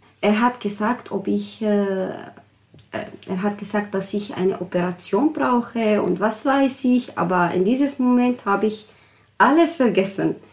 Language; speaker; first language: German; non-native, learner; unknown